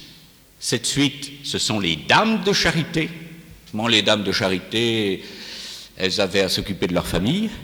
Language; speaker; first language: French; native; French